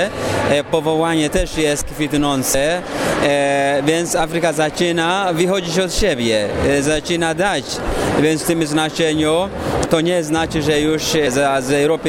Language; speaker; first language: Polish; non-native, fluent; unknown